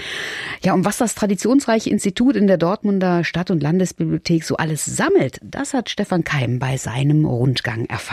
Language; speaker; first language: German; native; German